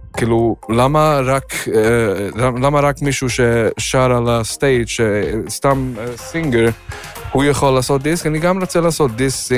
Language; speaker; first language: Hebrew; non-native, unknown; Yiddish